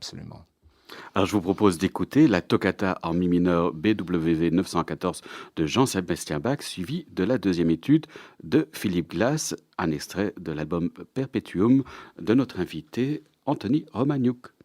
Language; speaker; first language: French; native; French